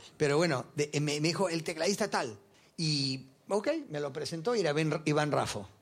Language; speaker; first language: Spanish; early bilingual, heritage; Spanish